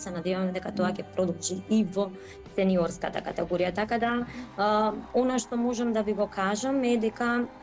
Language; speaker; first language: Macedonian; native; Macedonian